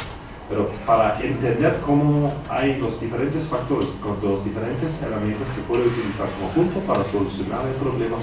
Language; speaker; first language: Spanish; non-native, fluent; German